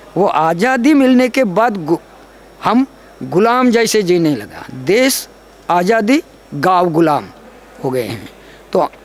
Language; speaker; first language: Hindi; non-native, local second language; Gondi